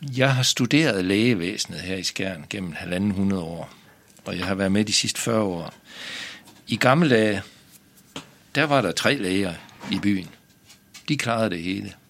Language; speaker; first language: Danish; native; Danish